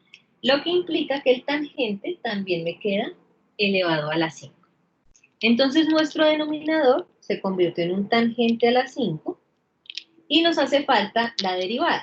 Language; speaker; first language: Spanish; native; Spanish